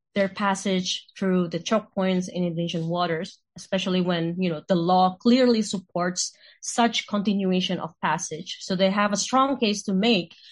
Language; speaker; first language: English; non-native, fluent; Indonesian